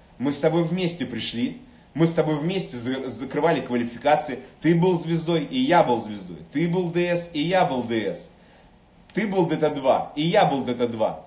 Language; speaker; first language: Russian; native; Russian